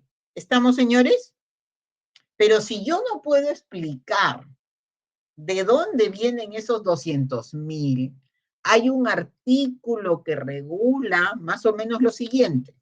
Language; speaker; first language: Spanish; native; Spanish